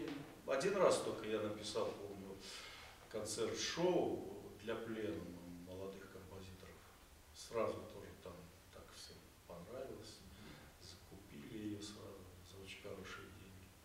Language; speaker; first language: Russian; native; Russian